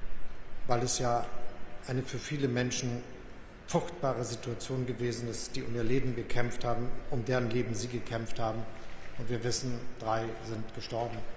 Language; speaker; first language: German; native; German